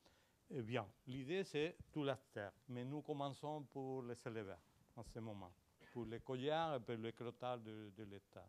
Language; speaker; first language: French; non-native, learner; Spanish